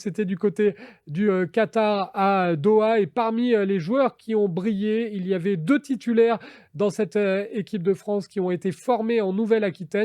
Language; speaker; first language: French; native; French